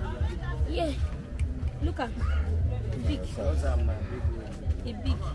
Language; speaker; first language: English; non-native, local second language; Yoruba